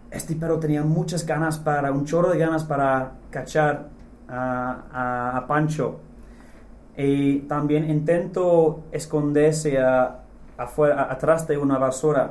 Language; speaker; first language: Spanish; non-native, fluent; English